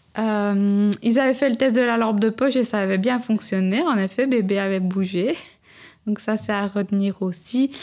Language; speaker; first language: French; native; French